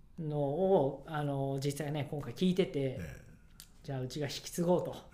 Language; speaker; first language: Japanese; native; Japanese